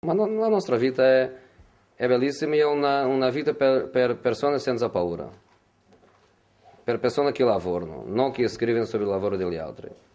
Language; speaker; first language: Italian; non-native, fluent; Portuguese